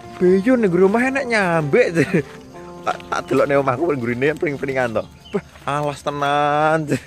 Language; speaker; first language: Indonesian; non-native, local second language; Javanese